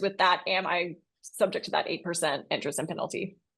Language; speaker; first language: English; native; English